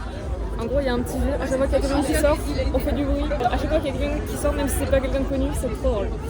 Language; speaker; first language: French; native; French